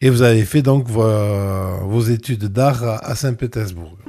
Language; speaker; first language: French; native; French